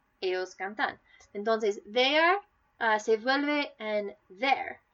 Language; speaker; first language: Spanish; non-native, learner; English